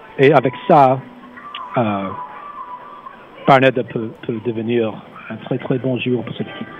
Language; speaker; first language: French; non-native, fluent; English